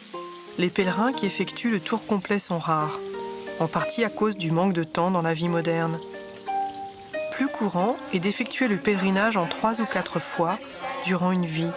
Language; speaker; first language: French; native; French